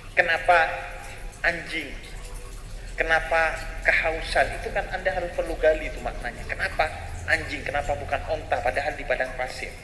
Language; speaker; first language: Indonesian; non-native, local second language; Madurese